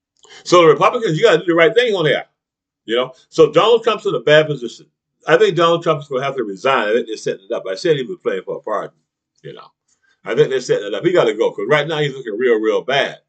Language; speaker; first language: English; native; English